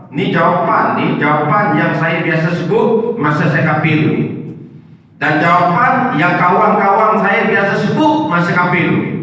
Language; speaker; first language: Malay; non-native, local second language; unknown